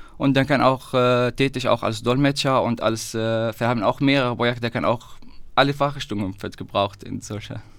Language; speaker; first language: German; non-native, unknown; Arabic